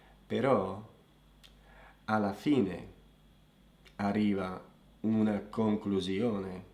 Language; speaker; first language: Italian; non-native, fluent; Slovak